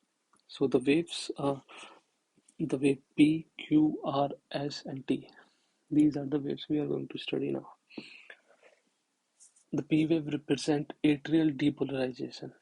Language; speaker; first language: English; non-native, local second language; Hindi